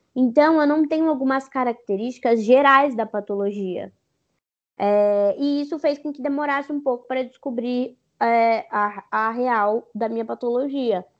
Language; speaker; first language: Portuguese; native; Portuguese